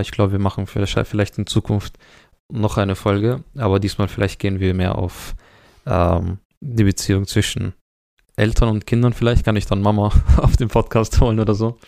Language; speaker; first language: German; early bilingual, other home language; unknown